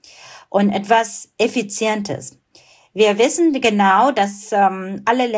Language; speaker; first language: German; non-native, fluent; Burmese